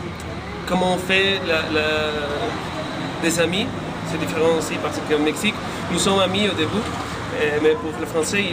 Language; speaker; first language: French; non-native, learner; Spanish